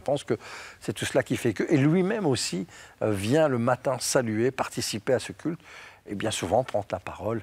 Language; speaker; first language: French; native; French